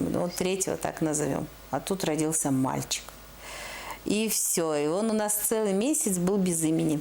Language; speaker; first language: Russian; native; Russian